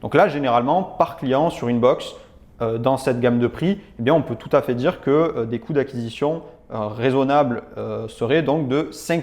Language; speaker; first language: French; native; French